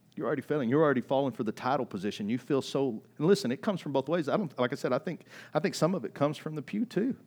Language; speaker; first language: English; native; English